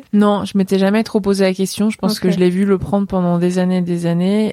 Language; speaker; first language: French; native; French